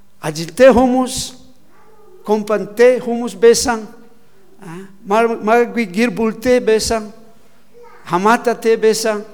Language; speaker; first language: Mongolian; non-native, learner; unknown